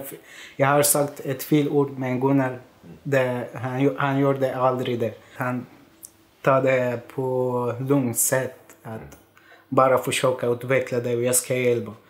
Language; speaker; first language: Swedish; non-native, fluent; Arabic